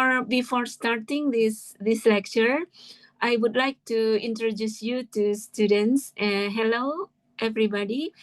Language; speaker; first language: English; non-native, fluent; Indonesian